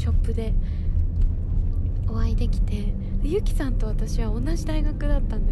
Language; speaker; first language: Japanese; native; Japanese